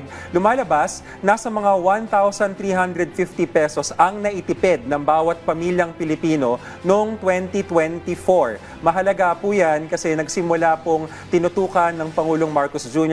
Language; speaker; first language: Filipino; native; Filipino